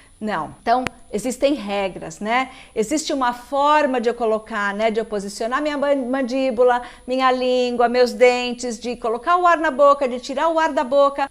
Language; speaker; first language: Portuguese; native; Portuguese